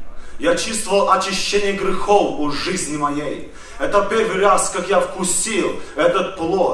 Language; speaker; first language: Russian; early bilingual, heritage; Russian